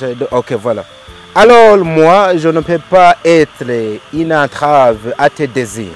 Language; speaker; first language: French; non-native, local second language; Rundi